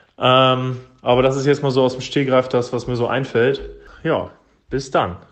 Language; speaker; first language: German; native; German